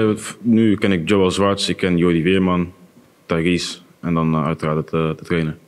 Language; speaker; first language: Dutch; native; Dutch